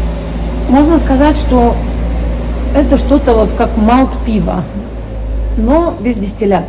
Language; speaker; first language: Russian; native; Russian